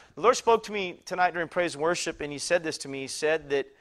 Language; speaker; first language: English; native; English